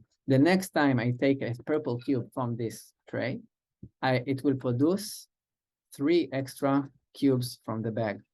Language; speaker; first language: English; non-native, fluent; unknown